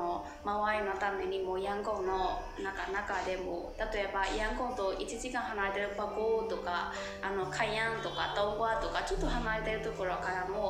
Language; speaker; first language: Japanese; non-native, fluent; Burmese